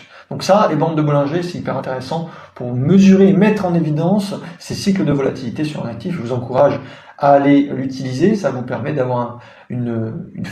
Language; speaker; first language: French; native; French